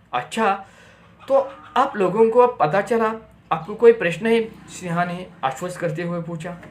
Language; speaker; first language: Hindi; non-native, local second language; Marathi